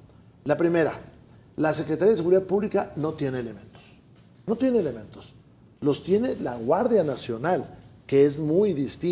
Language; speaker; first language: Spanish; native; Spanish